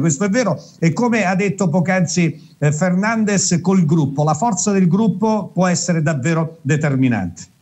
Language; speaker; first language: Italian; native; Italian